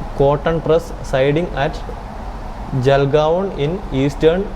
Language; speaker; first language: English; non-native, local second language; Malayalam